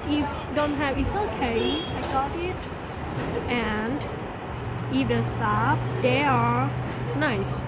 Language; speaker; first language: English; non-native, learner; Thai